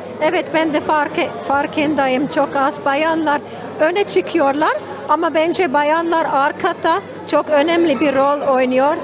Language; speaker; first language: Turkish; non-native, fluent; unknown